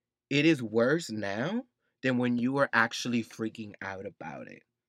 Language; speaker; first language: English; early bilingual, other home language; Spanish